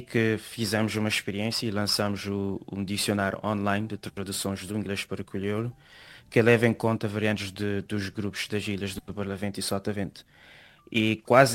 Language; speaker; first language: Portuguese; non-native, local second language; Kabuverdianu